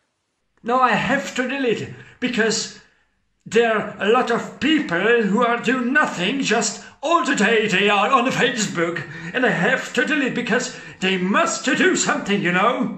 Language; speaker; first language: English; non-native, fluent; Hungarian